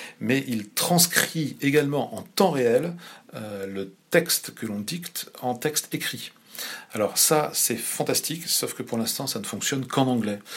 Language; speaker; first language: French; native; French